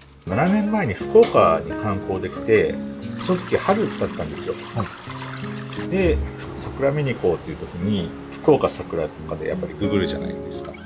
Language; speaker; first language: Japanese; native; Japanese